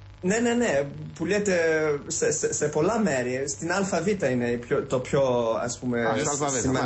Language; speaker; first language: Greek; early bilingual, heritage; Greek